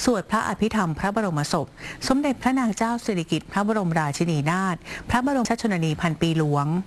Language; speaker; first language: Thai; native; Thai